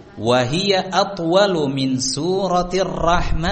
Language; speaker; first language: Arabic; non-native, fluent; Indonesian